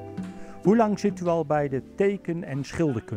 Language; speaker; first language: Dutch; native; Dutch